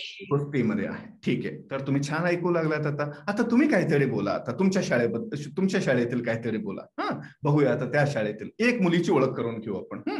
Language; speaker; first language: Marathi; non-native, fluent; Kannada